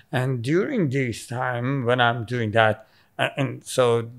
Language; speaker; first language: English; non-native, local second language; Persian